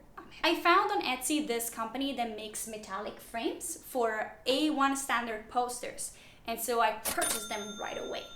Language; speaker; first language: English; non-native, fluent; Italian